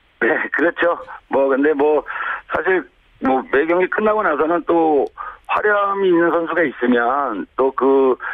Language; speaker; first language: Korean; native; Korean